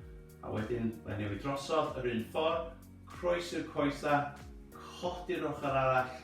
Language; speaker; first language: Welsh; native; Welsh